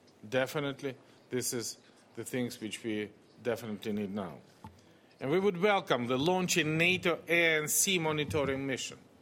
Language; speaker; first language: English; non-native, fluent; Russian